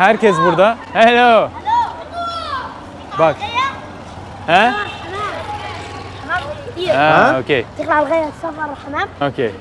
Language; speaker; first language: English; non-native, learner; Turkish